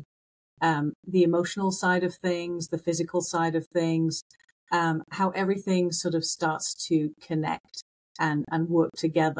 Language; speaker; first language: English; native; English